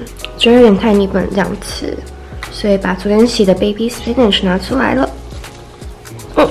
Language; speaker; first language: Chinese; native; Chinese